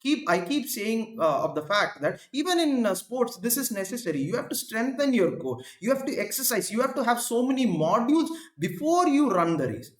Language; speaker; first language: English; non-native, local second language; Tamil